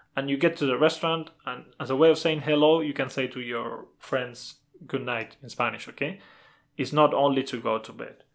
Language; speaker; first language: English; non-native, fluent; Spanish